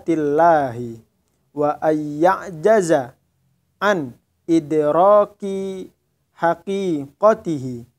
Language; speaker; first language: Arabic; non-native, fluent; Indonesian